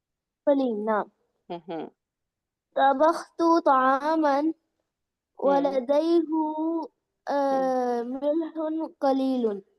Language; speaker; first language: Arabic; non-native, learner; Hindi